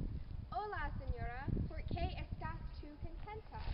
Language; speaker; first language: Spanish; non-native, learner; English